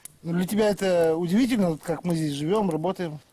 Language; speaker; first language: Russian; native; Russian